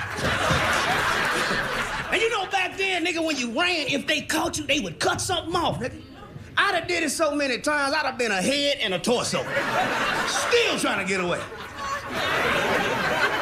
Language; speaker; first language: English; native; English